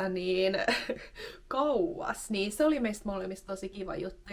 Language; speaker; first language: Finnish; native; Finnish